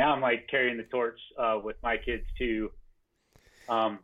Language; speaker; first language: English; native; English